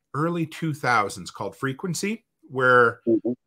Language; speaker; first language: English; native; English